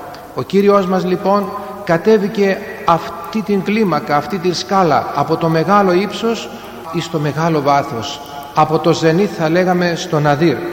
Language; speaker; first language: Greek; native; Greek